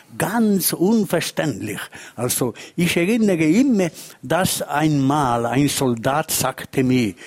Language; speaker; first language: German; non-native, local second language; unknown